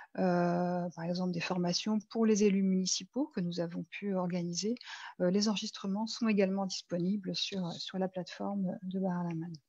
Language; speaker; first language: French; native; French